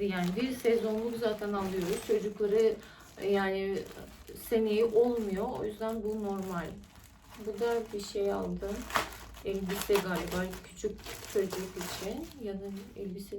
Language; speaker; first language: Turkish; non-native, fluent; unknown